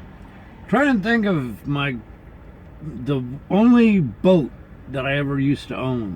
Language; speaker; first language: English; native; English